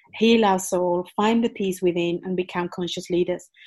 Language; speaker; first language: English; non-native, fluent; Spanish